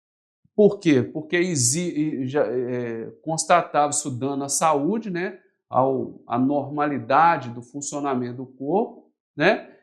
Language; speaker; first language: Portuguese; native; Portuguese